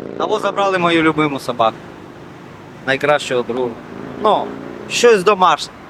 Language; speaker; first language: Ukrainian; native; Ukrainian